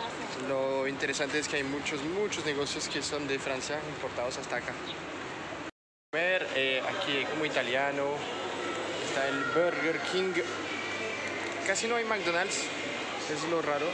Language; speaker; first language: Spanish; non-native, fluent; French